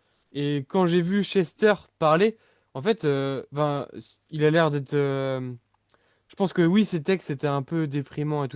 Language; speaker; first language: French; native; French